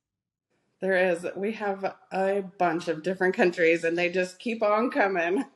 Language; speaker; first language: English; native; English